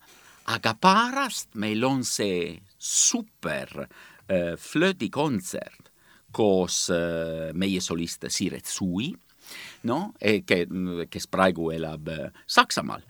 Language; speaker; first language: Estonian; non-native, learner; Italian